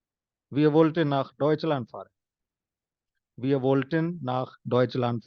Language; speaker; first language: German; non-native, fluent; Hindi